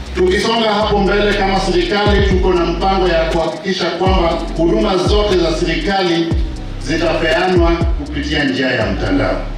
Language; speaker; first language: Swahili; non-native, local second language; Luo (Kenya and Tanzania)